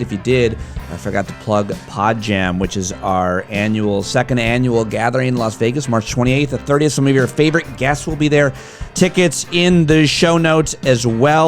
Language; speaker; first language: English; native; English